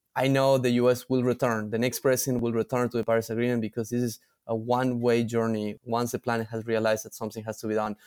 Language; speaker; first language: English; non-native, fluent; Spanish